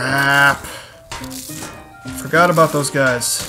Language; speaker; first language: English; native; English